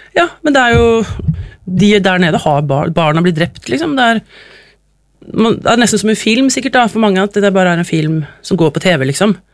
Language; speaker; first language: Norwegian; native; Norwegian